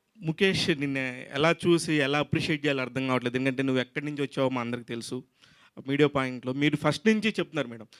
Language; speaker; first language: Telugu; native; Telugu